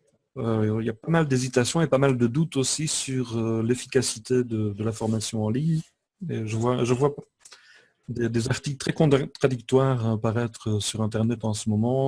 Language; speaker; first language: French; native; French